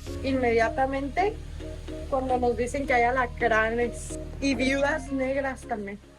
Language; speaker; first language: Spanish; native; Spanish